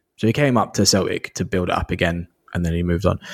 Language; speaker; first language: English; native; English